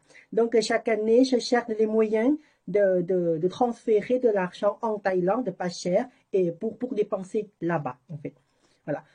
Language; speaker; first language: French; non-native, learner; Thai